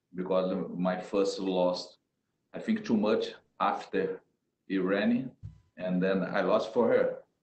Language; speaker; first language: English; non-native, learner; Portuguese